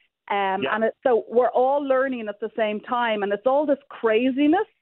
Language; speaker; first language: English; native; English